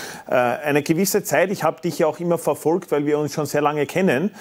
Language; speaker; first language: German; native; German